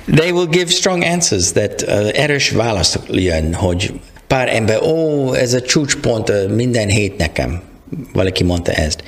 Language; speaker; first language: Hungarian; non-native, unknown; English